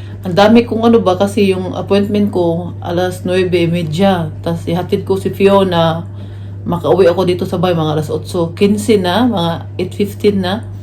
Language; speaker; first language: Filipino; non-native, local second language; Cebuano